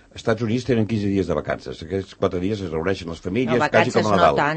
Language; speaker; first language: Catalan; native; Catalan